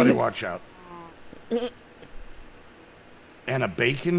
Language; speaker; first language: English; native; English